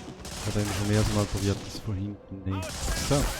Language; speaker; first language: German; native; German